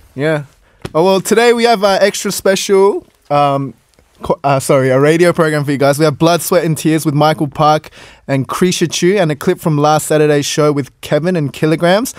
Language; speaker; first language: English; native; English